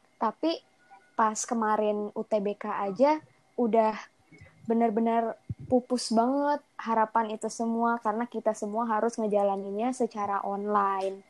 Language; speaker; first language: Indonesian; native; Indonesian